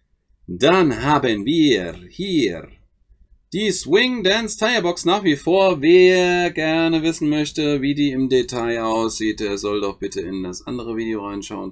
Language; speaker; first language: German; native; German